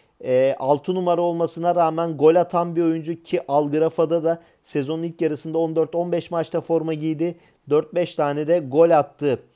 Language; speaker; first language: Turkish; native; Turkish